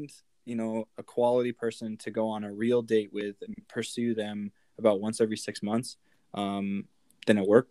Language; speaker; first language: English; native; English